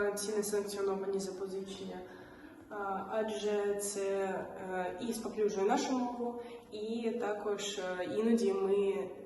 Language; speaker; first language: Ukrainian; non-native, local second language; Russian